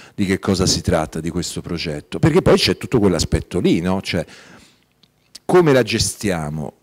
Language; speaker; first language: Italian; native; Italian